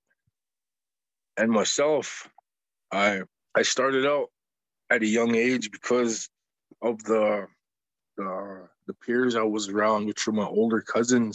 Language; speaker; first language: English; native; English